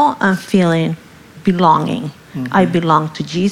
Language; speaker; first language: English; non-native, fluent; Spanish